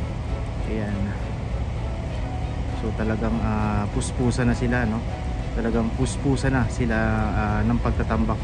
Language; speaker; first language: Filipino; native; Filipino